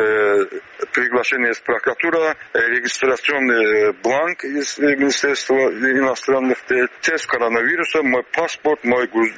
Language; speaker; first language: Russian; non-native, learner; Azerbaijani